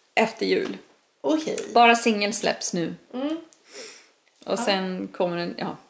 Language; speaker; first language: Swedish; non-native, fluent; Icelandic